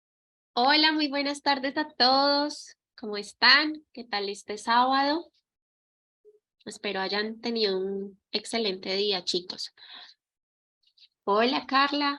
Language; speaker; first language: Spanish; native; Spanish